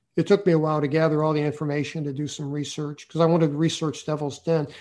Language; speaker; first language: English; native; English